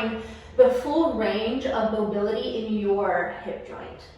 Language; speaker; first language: English; native; English